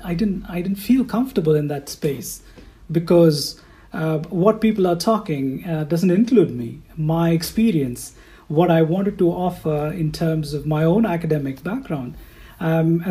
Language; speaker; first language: English; non-native, local second language; Tamil